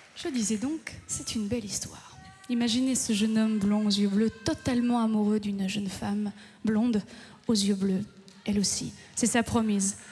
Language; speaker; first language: French; native; French